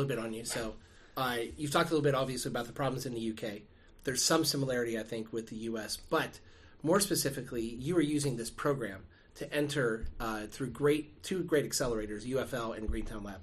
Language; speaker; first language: English; native; English